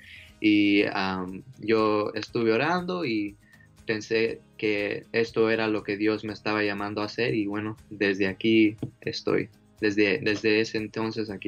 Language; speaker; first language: Spanish; early bilingual, heritage; Spanish